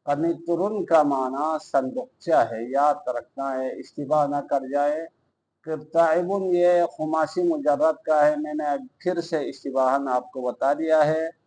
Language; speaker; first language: Urdu; non-native, local second language; Balti